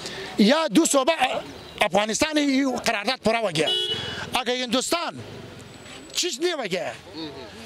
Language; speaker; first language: Hindi; non-native, learner; Pashto